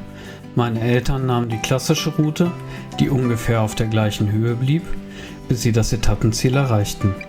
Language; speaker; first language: German; native; German